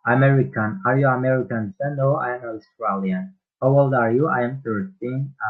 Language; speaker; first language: English; non-native, learner; Uzbek